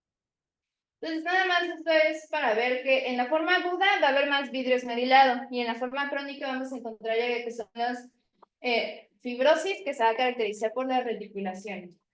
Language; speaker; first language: Spanish; native; Spanish